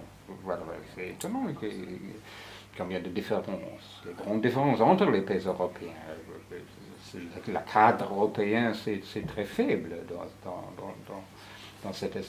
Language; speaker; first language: French; non-native, fluent; English